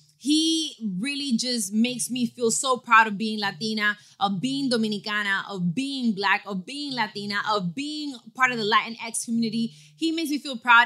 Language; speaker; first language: English; early bilingual, other home language; Spanish